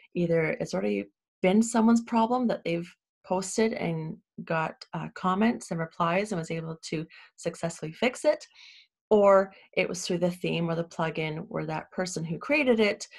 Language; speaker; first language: English; native; English